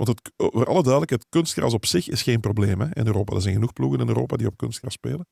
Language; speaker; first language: Dutch; native; Dutch